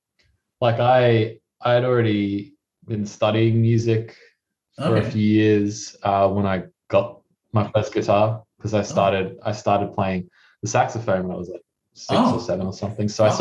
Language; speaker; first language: English; native; English